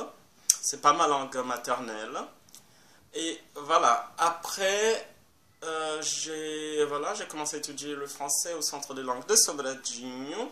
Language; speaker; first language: French; non-native, fluent; Portuguese